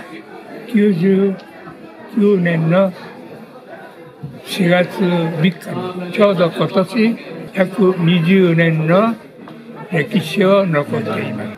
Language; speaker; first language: Japanese; early bilingual, heritage; Spanish